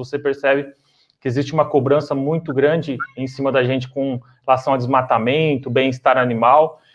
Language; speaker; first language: Portuguese; native; Portuguese